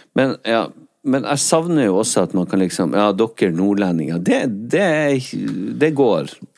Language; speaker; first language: Norwegian; native; Norwegian